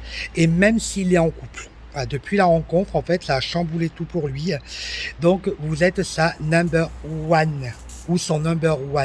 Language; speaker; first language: French; native; French